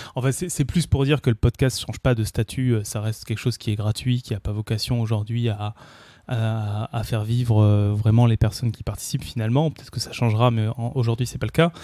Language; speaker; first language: French; native; French